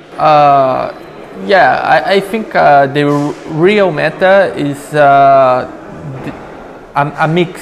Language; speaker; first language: English; non-native, learner; Portuguese